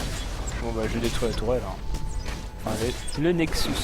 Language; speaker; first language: French; native; French